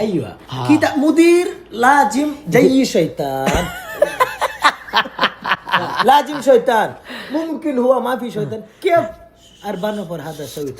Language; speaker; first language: Arabic; non-native, learner; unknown